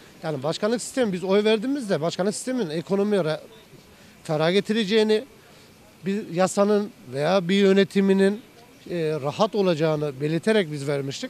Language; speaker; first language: Turkish; native; Turkish